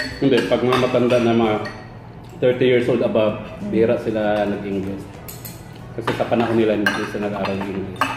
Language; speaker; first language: Filipino; native; Filipino